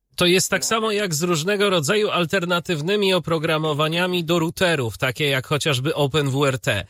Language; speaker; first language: Polish; native; Polish